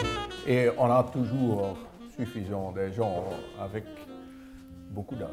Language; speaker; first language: French; non-native, learner; Dutch